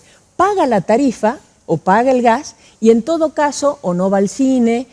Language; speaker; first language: Spanish; native; Spanish